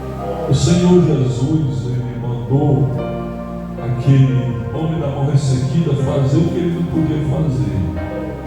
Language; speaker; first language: Portuguese; native; Portuguese